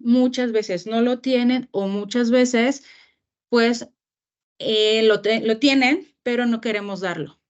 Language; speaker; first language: Spanish; native; Spanish